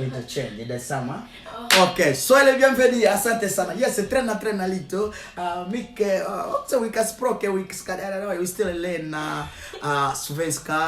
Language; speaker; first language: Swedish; non-native, learner; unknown